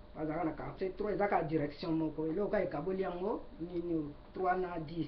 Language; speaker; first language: Lingala; native; Lingala